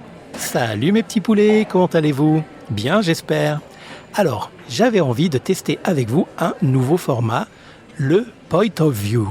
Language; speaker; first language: French; native; French